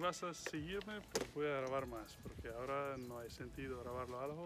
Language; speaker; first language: Spanish; non-native, fluent; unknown